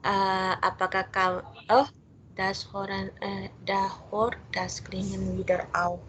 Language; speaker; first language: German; non-native, local second language; Indonesian